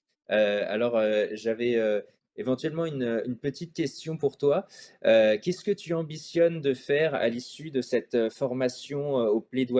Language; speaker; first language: French; native; French